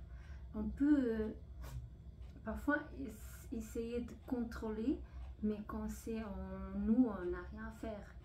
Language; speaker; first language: French; non-native, fluent; Portuguese